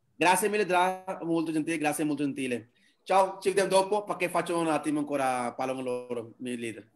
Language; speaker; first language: Italian; non-native, learner; Hindi